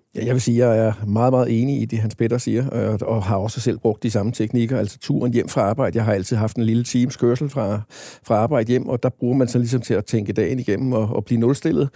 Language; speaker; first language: Danish; native; Danish